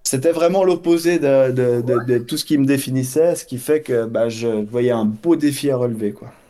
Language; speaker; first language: French; native; French